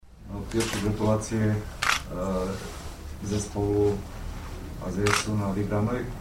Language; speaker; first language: Polish; non-native, learner; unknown